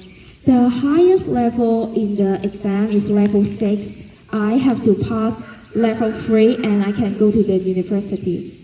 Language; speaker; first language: English; non-native, fluent; Cantonese